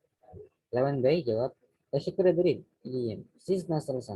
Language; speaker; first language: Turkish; non-native, fluent; Indonesian